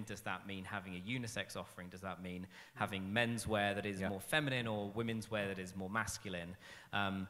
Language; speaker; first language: English; native; English